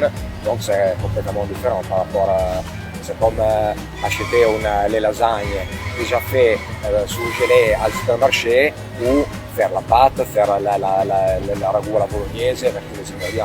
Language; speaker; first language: French; non-native, fluent; Italian